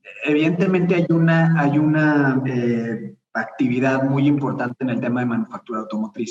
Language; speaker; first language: Spanish; native; Spanish